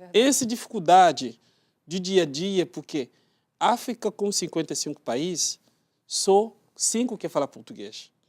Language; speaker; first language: Portuguese; non-native, learner; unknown